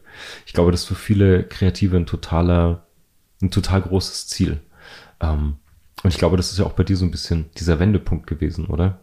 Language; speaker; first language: German; native; German